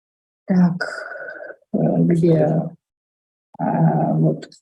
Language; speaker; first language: Russian; native; Russian